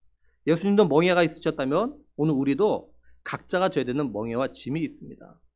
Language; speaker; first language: Korean; native; Korean